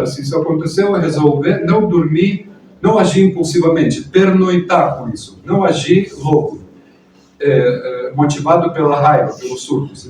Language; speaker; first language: Portuguese; non-native, fluent; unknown